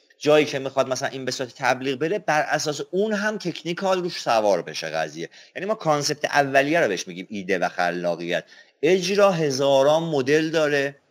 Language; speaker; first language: Persian; non-native, local second language; Azerbaijani